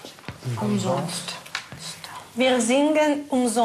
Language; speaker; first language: German; non-native, learner; Russian